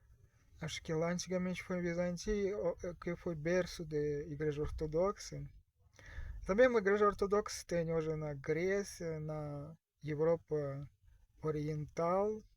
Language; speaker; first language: Portuguese; non-native, learner; Russian